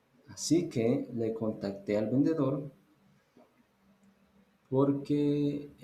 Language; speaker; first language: Spanish; native; Spanish